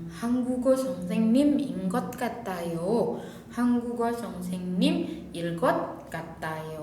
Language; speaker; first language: Korean; non-native, fluent; Indonesian